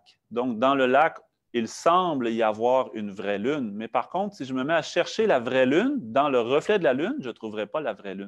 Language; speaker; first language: French; native; French